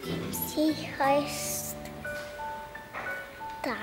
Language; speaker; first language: German; non-native, learner; Slovenian